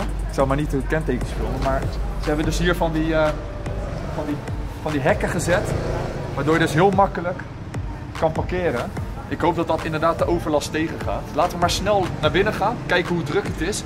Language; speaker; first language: Dutch; native; Dutch